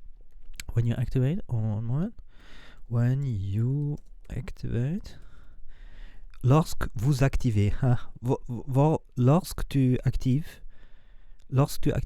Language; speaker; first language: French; non-native, learner; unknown